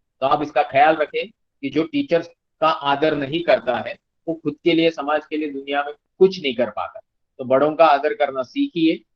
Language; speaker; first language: Hindi; non-native, local second language; Marathi